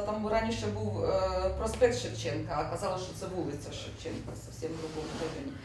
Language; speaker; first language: Ukrainian; non-native, local second language; Russian